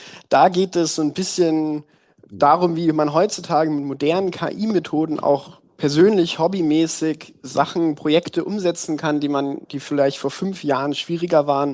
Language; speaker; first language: German; native; German